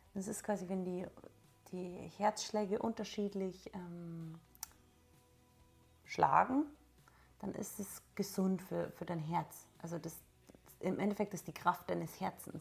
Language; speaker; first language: German; native; German